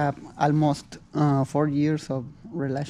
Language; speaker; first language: English; non-native, learner; Spanish